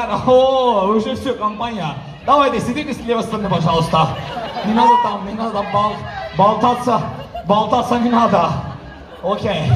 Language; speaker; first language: Russian; non-native, learner; Turkish